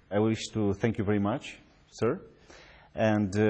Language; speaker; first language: English; non-native, fluent; Romanian